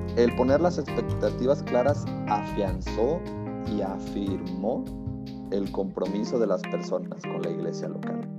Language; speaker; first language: Spanish; native; Spanish